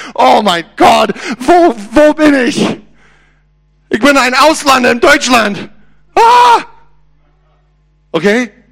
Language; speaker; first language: German; non-native, learner; English